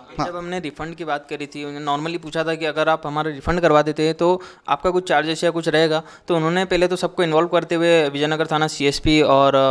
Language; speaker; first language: Hindi; native; Hindi